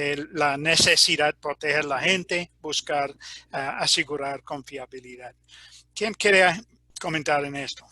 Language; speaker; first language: Spanish; non-native, fluent; English